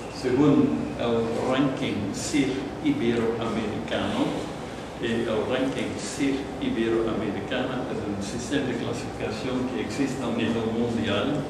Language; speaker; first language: Spanish; non-native, fluent; Dutch